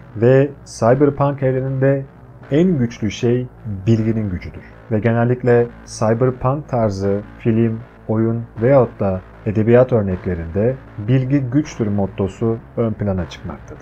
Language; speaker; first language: Turkish; native; Turkish